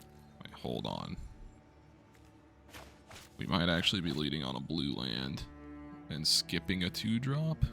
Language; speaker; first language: English; native; English